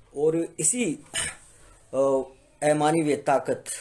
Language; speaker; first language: Hindi; native; Hindi